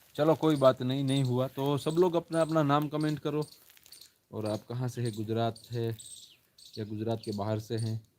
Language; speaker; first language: Hindi; non-native, local second language; Gujarati